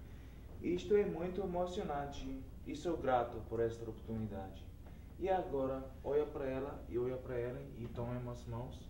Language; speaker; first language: Portuguese; non-native, learner; English